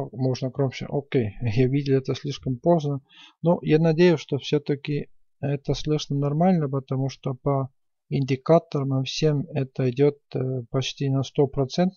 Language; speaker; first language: Russian; non-native, fluent; Estonian